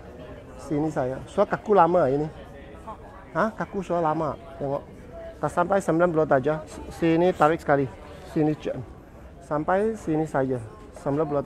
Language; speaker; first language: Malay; non-native, local second language; Cantonese